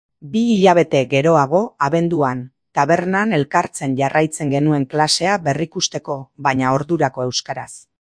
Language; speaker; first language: Basque; non-native, fluent; English